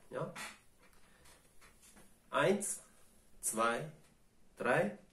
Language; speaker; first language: German; non-native, fluent; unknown